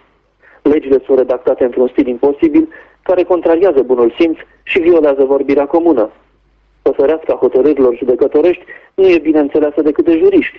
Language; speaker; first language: Romanian; native; Romanian